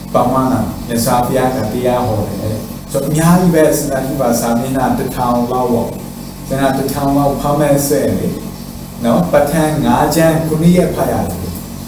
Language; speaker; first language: Burmese; non-native, fluent; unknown